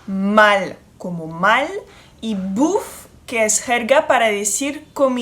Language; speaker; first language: Spanish; non-native, fluent; French